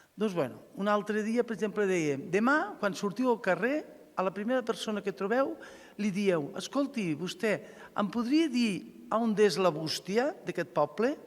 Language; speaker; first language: Catalan; native; Catalan